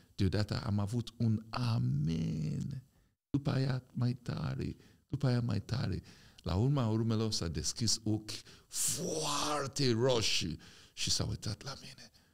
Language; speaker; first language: Romanian; non-native, fluent; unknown